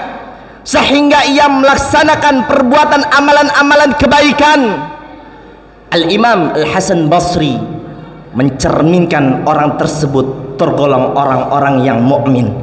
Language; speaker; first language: Indonesian; native; Indonesian